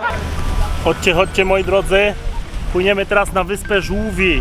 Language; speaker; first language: Polish; native; Polish